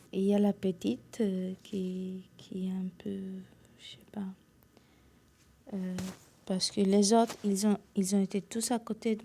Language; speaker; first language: French; non-native, fluent; Romanian